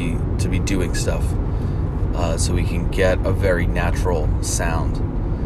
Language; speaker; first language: English; native; English